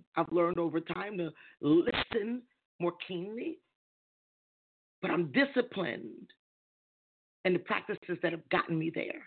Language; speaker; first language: English; native; English